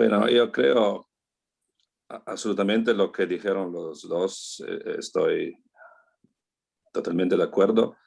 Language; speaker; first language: Spanish; non-native, learner; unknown